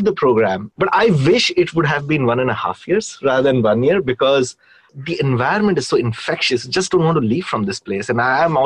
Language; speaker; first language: English; non-native, local second language; Hindi